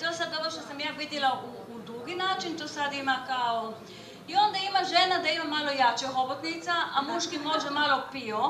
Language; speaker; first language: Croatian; non-native, learner; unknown